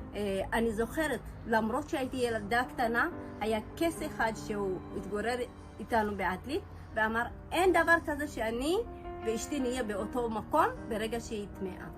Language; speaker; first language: Hebrew; early bilingual, other home language; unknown